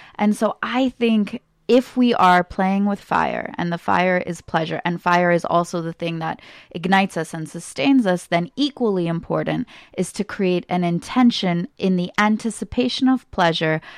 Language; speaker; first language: English; early bilingual, other home language; Ukrainian